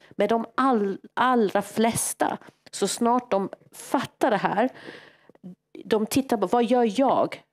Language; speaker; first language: Swedish; non-native, fluent; English